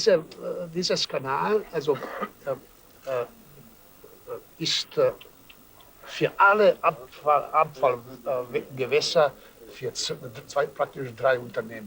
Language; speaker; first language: German; non-native, fluent; Serbian